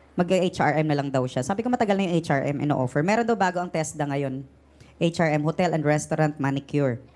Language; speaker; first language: Filipino; non-native, local second language; Waray